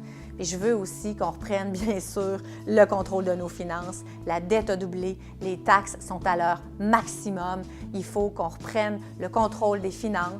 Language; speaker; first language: French; native; French